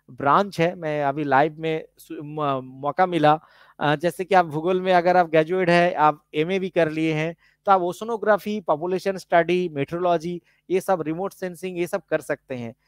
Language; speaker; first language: Hindi; non-native, local second language; Bangla